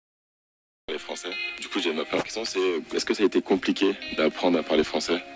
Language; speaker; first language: French; native; French